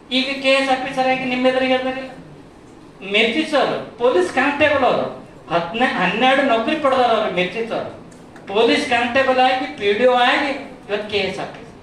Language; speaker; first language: Kannada; native; Kannada